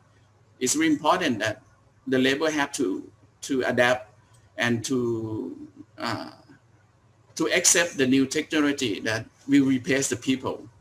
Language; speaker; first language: English; non-native, learner; Thai